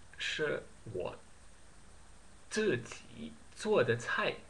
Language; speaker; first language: Chinese; non-native, learner; Dutch